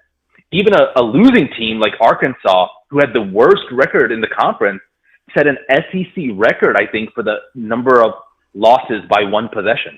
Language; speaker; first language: English; native; English